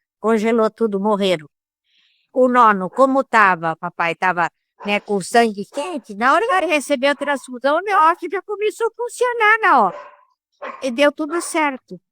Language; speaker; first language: Portuguese; early bilingual, other home language; Italian